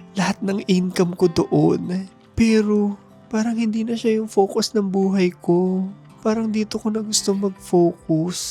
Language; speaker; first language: Filipino; native; Filipino